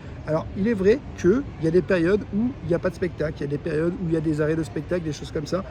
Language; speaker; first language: French; native; French